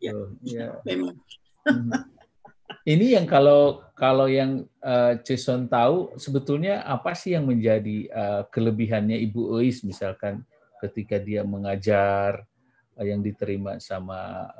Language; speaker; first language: Indonesian; non-native, local second language; Sundanese